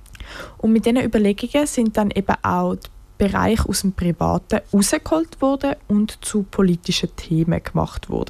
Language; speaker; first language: German; native; German